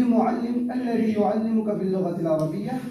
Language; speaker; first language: Arabic; non-native, learner; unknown